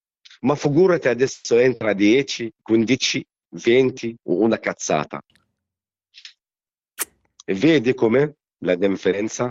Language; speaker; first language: Italian; non-native, learner; Arabic